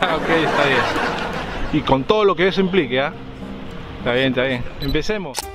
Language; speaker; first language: Spanish; native; Spanish